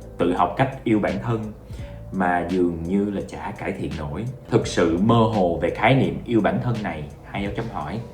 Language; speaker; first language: Vietnamese; non-native, fluent; English